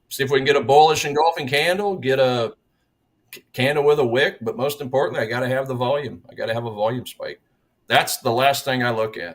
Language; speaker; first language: English; native; English